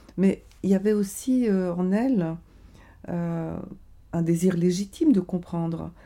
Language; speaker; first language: French; non-native, fluent; Bulgarian